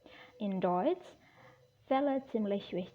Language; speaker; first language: German; non-native, learner; Indonesian